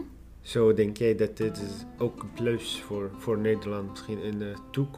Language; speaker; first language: Dutch; non-native, learner; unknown